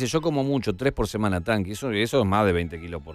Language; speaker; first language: Spanish; native; Spanish